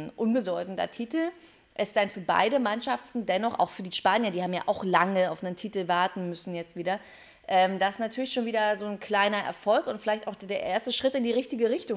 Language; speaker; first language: German; native; German